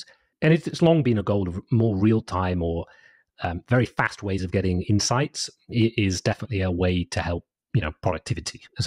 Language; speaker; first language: English; native; English